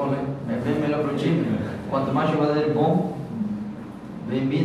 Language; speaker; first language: Portuguese; non-native, fluent; Spanish